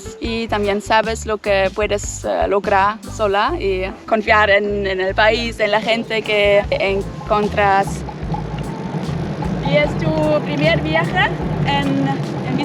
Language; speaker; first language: Spanish; non-native, fluent; German